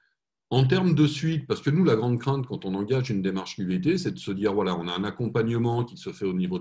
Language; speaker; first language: French; native; French